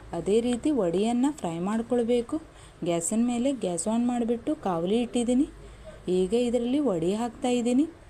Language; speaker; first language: Kannada; non-native, local second language; Konkani